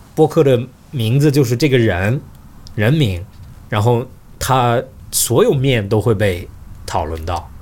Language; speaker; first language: Chinese; early bilingual, heritage; Chinese